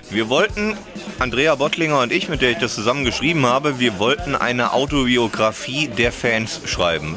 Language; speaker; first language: German; native; German